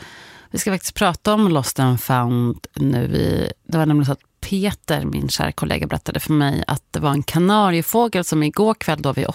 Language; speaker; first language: Swedish; native; Swedish